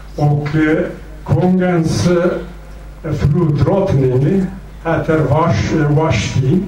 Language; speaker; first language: Swedish; non-native, fluent; Zaza